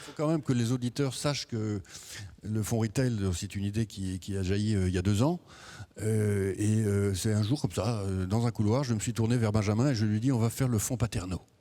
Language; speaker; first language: French; native; French